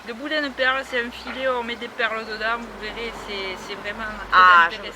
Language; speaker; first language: French; native; French